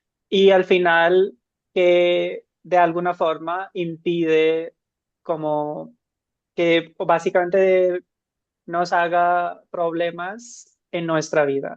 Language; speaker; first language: Spanish; non-native, fluent; Hindi